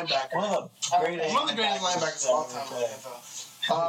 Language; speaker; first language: English; native; English